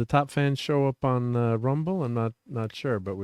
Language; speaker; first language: English; native; English